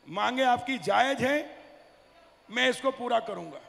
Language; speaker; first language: Hindi; native; Hindi